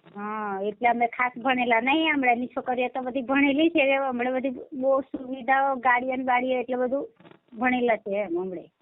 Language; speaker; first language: Gujarati; native; Gujarati